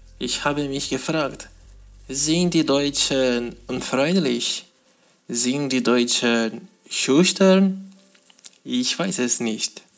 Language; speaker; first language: German; non-native, learner; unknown